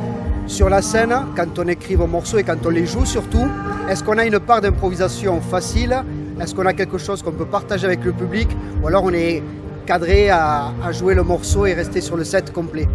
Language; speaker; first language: French; native; French